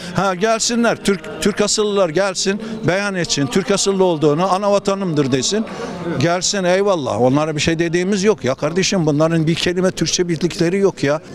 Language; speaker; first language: Turkish; native; Turkish